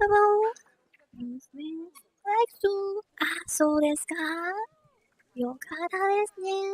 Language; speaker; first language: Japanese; non-native, learner; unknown